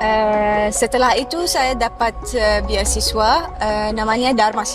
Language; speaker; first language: Indonesian; non-native, fluent; Arabic